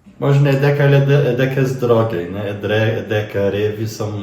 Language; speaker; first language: Polish; non-native, learner; Portuguese